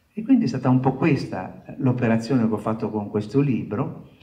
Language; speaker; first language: Italian; native; Italian